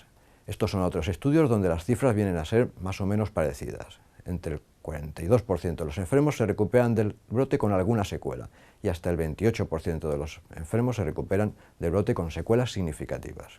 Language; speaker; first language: Spanish; native; Spanish